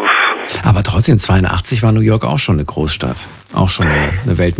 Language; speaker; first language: German; native; German